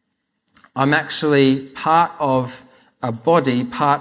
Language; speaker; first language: English; native; English